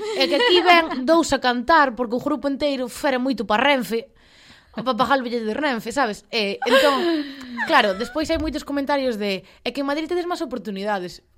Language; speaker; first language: Galician; non-native, local second language; Spanish